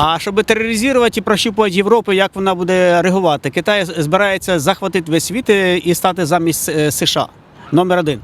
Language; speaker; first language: Ukrainian; non-native, local second language; Russian